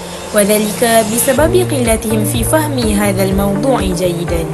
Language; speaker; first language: Arabic; non-native, fluent; Malay